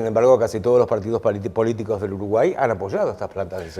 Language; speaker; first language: Spanish; native; Spanish